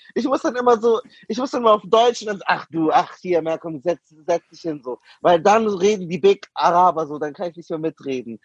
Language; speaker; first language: German; native; German